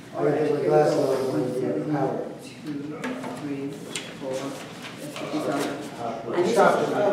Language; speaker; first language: English; native; English